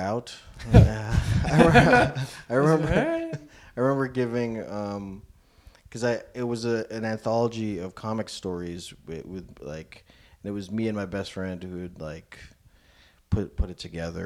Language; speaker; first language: English; non-native, local second language; Filipino